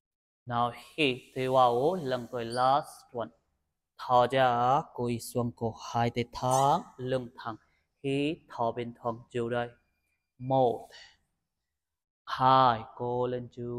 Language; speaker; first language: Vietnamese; non-native, learner; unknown